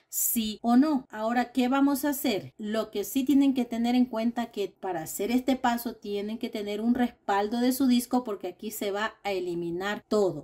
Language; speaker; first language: Spanish; native; Spanish